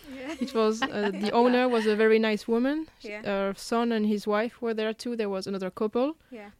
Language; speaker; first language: English; non-native, fluent; French